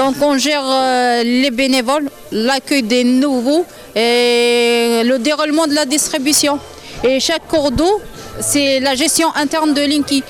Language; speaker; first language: French; non-native, local second language; Arabic